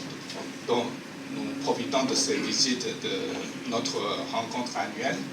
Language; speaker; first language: French; non-native, fluent; Chinese